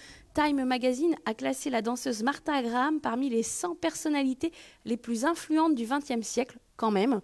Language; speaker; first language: French; native; French